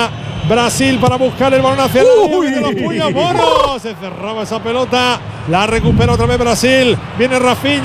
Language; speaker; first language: Spanish; native; Spanish